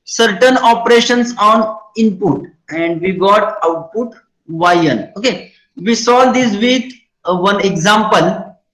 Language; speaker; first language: English; non-native, local second language; Marathi